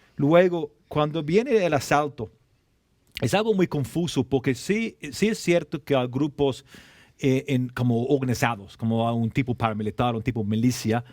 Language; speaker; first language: Spanish; non-native, fluent; English